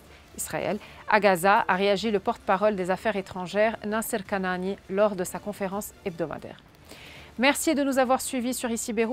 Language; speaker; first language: French; non-native, local second language; Arabic